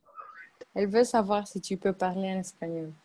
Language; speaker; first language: French; non-native, learner; Spanish